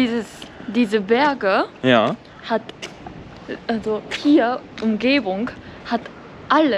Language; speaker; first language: German; non-native, fluent; Japanese